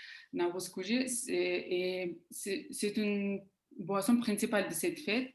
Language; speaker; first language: French; non-native, fluent; Kazakh